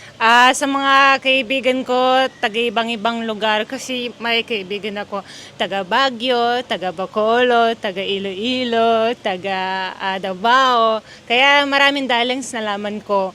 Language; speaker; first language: Filipino; non-native, fluent; Russian